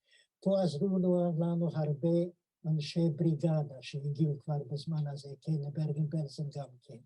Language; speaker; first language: Hebrew; non-native, fluent; Yiddish